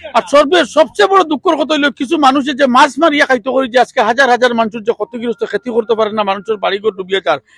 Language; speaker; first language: Bangla; native; Bangla